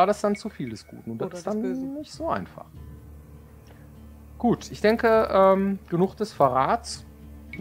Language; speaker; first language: German; native; German